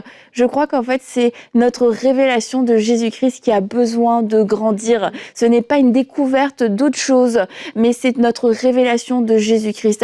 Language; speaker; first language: French; native; French